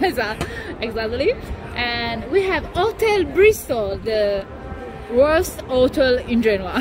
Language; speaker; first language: English; non-native, learner; Italian